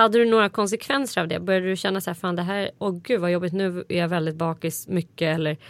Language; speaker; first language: Swedish; native; Swedish